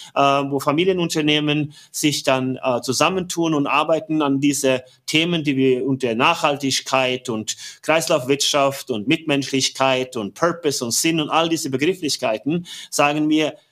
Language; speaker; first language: German; non-native, fluent; Norwegian